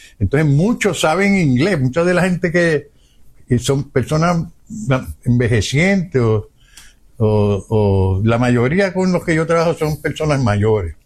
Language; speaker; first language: Spanish; native; Spanish